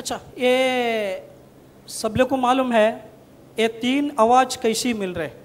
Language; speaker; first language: Hindi; non-native, local second language; Malayalam